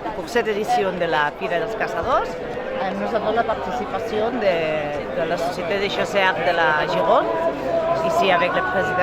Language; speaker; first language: French; non-native, fluent; Catalan